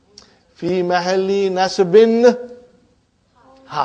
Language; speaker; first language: Arabic; non-native, fluent; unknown